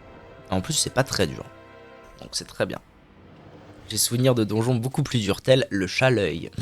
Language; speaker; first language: French; native; French